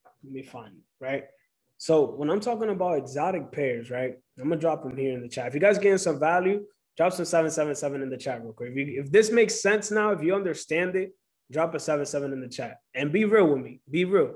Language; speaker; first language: English; early bilingual, other home language; Spanish